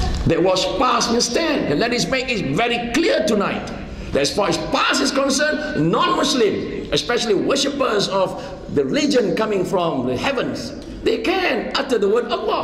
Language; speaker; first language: English; non-native, local second language; Malay